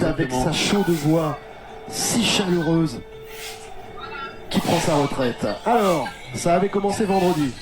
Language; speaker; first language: French; native; French